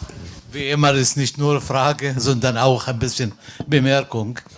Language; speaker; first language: German; non-native, fluent; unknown